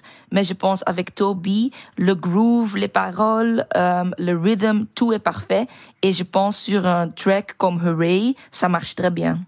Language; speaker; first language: French; non-native, learner; Dutch